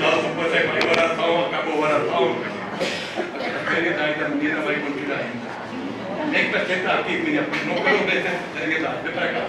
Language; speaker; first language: Portuguese; non-native, fluent; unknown